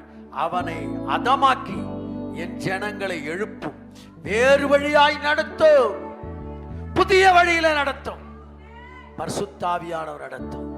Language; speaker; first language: Tamil; native; Tamil